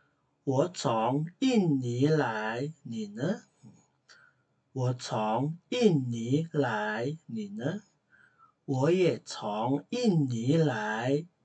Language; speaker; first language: Chinese; non-native, fluent; Indonesian